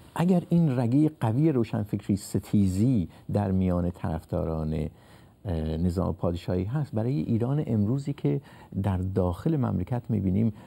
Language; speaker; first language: Persian; native; Persian